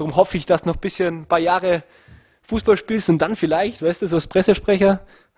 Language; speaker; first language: German; native; German